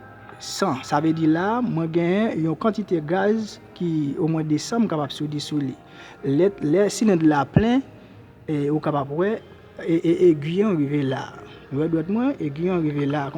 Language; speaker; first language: French; non-native, learner; Haitian Creole